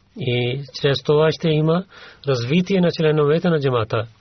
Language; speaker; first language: Bulgarian; non-native, learner; Urdu